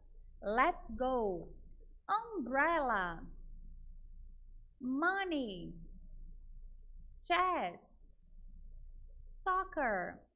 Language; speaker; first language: English; non-native, fluent; Portuguese